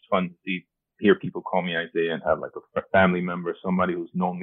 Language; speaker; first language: English; early bilingual, other home language; Spanish